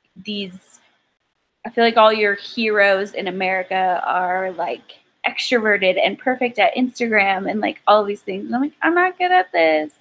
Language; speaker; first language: English; native; English